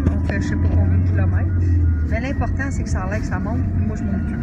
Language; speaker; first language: French; native; French